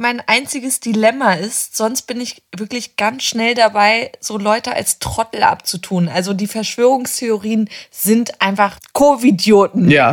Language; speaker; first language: German; native; German